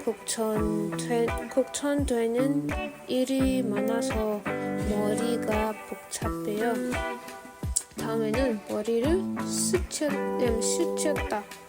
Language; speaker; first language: Korean; non-native, learner; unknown